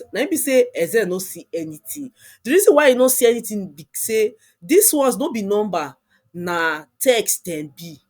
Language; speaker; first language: Nigerian Pidgin; non-native, local second language; Yoruba